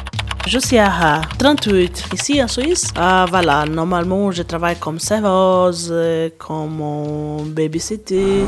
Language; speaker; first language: French; non-native, learner; Portuguese